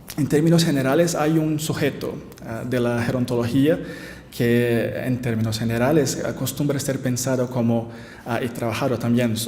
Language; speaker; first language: Spanish; non-native, learner; Portuguese